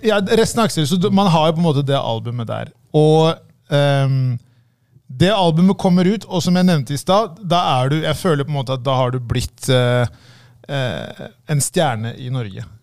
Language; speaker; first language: Norwegian; native; Norwegian